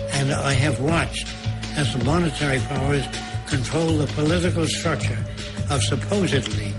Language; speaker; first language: English; native; English